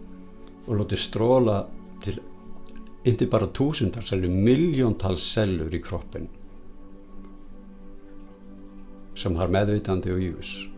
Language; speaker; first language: Swedish; non-native, fluent; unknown